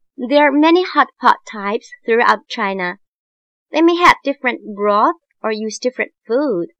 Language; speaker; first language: English; non-native, fluent; Chinese